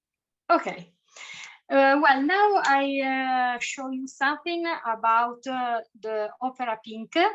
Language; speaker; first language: English; non-native, fluent; Italian